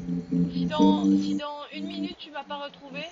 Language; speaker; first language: French; native; French